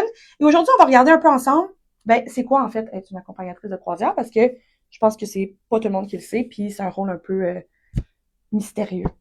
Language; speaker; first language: French; native; French